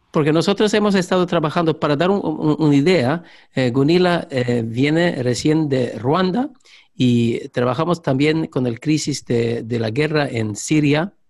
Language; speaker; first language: Spanish; non-native, learner; Swedish